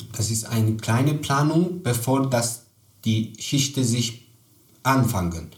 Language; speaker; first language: German; non-native, learner; Persian